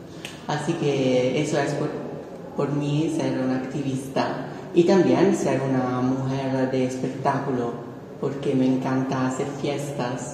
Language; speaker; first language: Spanish; non-native, fluent; Italian